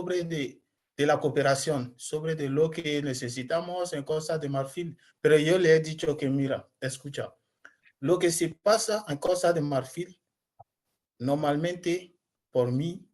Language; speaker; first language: Spanish; non-native, learner; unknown